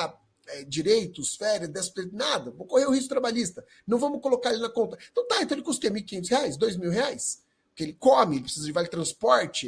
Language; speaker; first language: Portuguese; native; Portuguese